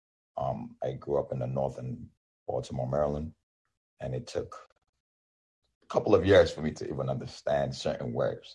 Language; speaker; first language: English; non-native, local second language; Yoruba